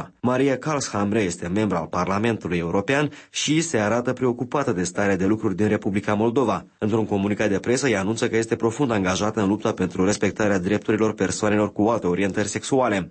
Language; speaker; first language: Romanian; native; Romanian